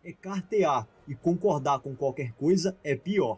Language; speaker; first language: Portuguese; native; Portuguese